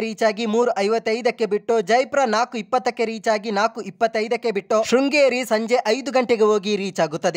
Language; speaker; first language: Kannada; native; Kannada